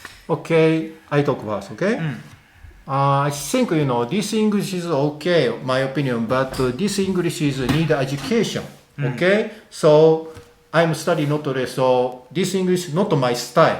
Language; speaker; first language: English; non-native, learner; Japanese